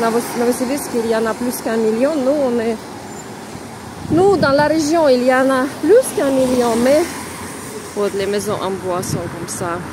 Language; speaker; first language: French; non-native, fluent; Russian